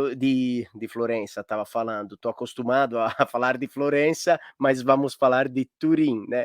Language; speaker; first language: Portuguese; non-native, fluent; Italian